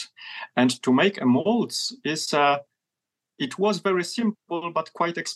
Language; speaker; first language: English; non-native, fluent; Polish